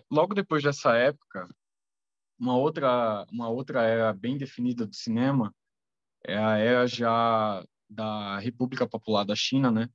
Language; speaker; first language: Portuguese; native; Portuguese